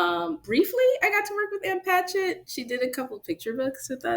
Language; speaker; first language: English; native; English